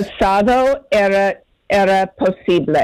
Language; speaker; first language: Spanish; non-native, fluent; English